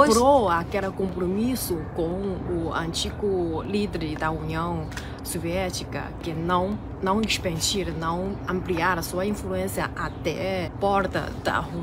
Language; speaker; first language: Portuguese; non-native, fluent; Chinese